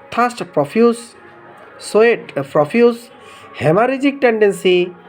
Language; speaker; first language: English; non-native, local second language; Bangla